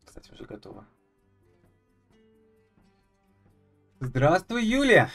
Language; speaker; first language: Russian; native; Russian